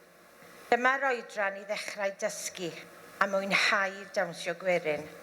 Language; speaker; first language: Welsh; native; Welsh